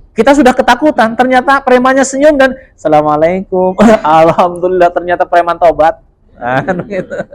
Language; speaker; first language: Indonesian; non-native, local second language; Javanese